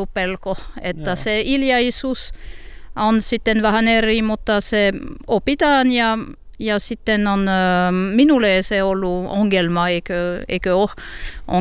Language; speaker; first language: Finnish; non-native, learner; French